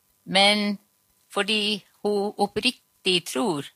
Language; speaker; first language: Norwegian; non-native, local second language; Northern Sami